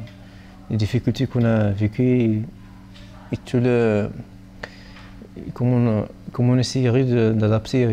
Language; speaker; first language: French; non-native, fluent; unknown